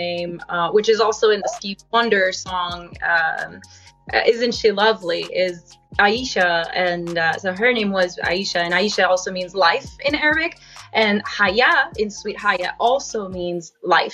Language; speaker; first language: English; non-native, fluent; French